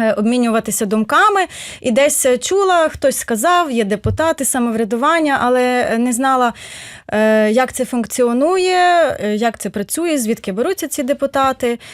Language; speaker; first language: Ukrainian; native; Ukrainian